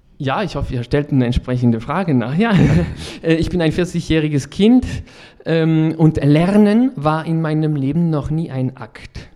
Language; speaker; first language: German; non-native, fluent; French